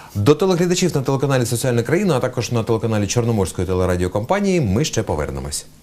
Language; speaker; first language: Ukrainian; non-native, local second language; Russian